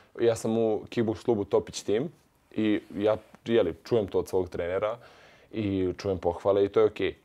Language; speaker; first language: Bosnian; native; Bosnian